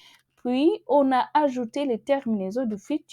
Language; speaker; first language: French; non-native, fluent; English